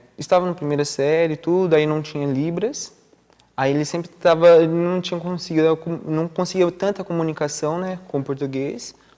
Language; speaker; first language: Portuguese; non-native, local second language; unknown